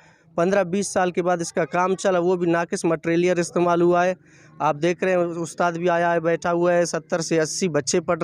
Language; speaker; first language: Hindi; non-native, local second language; Sindhi